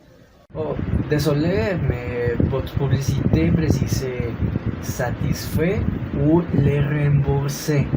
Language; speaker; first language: French; non-native, learner; Spanish